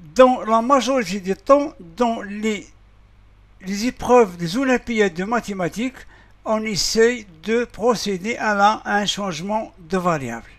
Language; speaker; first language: French; non-native, local second language; Arabic